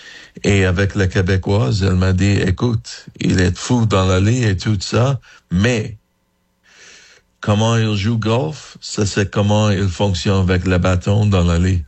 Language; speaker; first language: French; non-native, learner; English